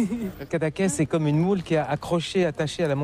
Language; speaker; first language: French; native; French